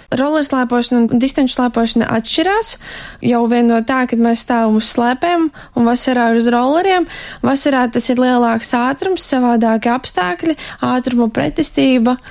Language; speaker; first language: Latvian; native; Latvian